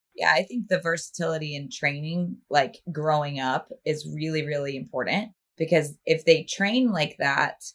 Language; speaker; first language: English; native; English